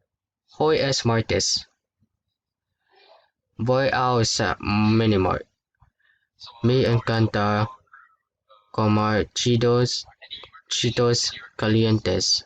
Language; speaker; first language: Spanish; non-native, learner; English